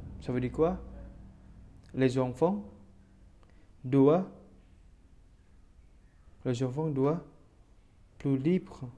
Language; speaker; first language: French; non-native, learner; Indonesian